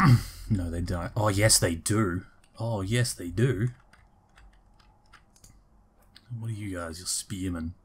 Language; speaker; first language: English; native; English